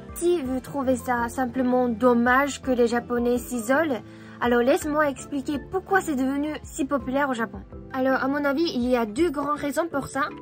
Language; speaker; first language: French; non-native, fluent; Japanese